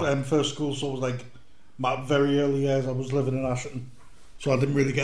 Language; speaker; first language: English; native; English